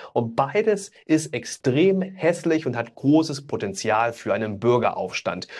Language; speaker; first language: German; native; German